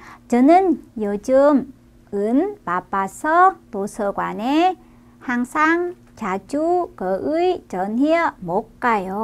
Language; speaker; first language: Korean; non-native, fluent; Vietnamese